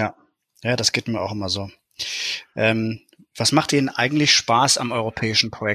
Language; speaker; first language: German; native; German